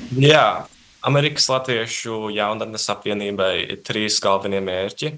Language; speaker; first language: Latvian; early bilingual, heritage; Latvian